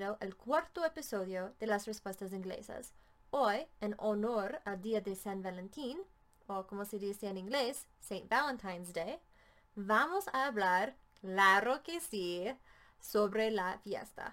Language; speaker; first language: Spanish; non-native, fluent; English